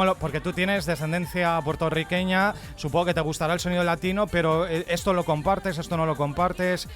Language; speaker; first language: Spanish; native; Spanish